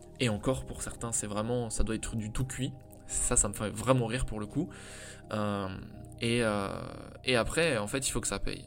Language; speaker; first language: French; native; French